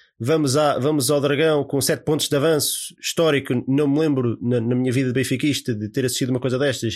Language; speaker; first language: Portuguese; native; Portuguese